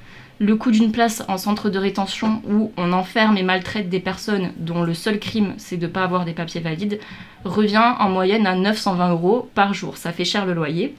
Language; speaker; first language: French; native; French